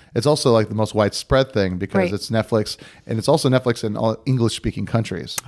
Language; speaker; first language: English; native; English